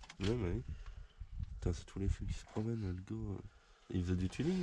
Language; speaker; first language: French; native; French